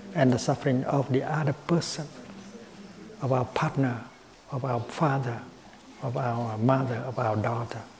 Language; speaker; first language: English; non-native, fluent; Vietnamese